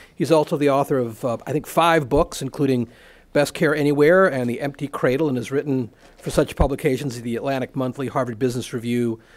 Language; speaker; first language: English; native; English